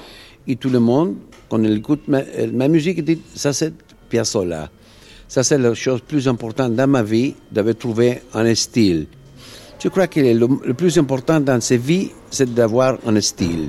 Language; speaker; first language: French; non-native, fluent; Spanish